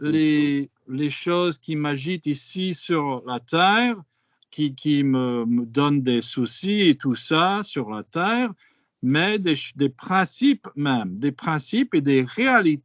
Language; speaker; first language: French; non-native, fluent; English